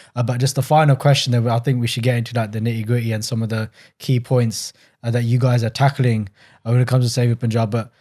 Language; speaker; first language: English; native; English